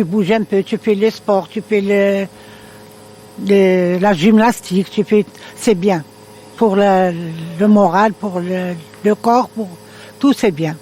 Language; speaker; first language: French; non-native, learner; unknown